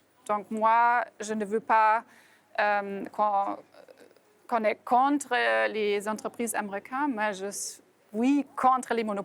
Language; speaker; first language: French; non-native, fluent; German